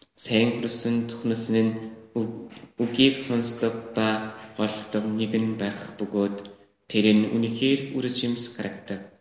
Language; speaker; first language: Mongolian; non-native, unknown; Korean